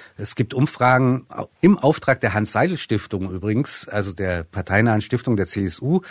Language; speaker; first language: German; native; German